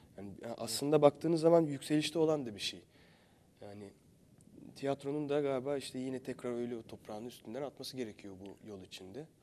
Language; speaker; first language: Turkish; native; Turkish